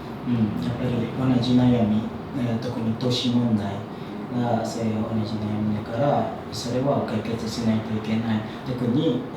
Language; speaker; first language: Japanese; non-native, fluent; Indonesian